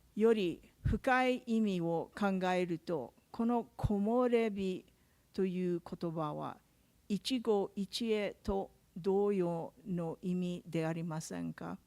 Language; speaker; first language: Japanese; non-native, learner; English